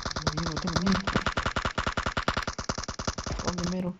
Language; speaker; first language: Spanish; native; Spanish